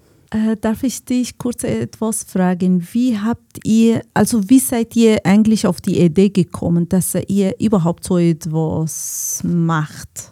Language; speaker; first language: German; non-native, fluent; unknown